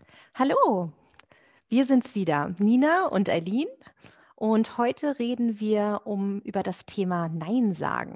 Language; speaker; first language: German; native; German